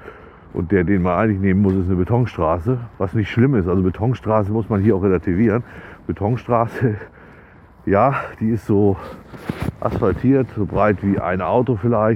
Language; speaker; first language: German; native; German